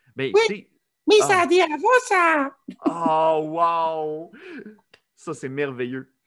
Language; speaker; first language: French; native; French